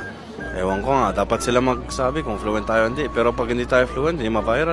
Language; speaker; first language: Filipino; non-native, fluent; Arabic